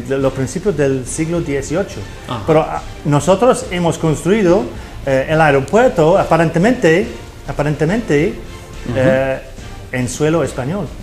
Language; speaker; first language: Spanish; non-native, fluent; English